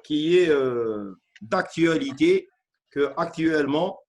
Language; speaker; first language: French; non-native, local second language; Arabic